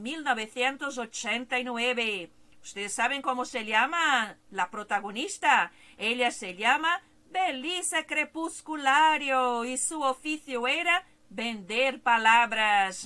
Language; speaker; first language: Spanish; non-native, fluent; Portuguese